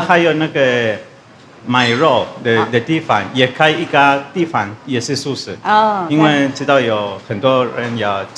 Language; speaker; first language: Chinese; non-native, learner; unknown